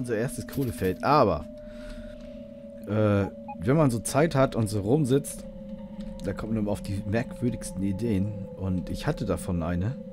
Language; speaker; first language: German; native; German